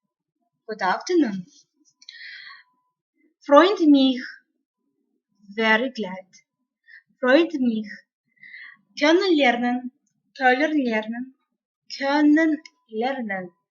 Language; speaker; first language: German; non-native, learner; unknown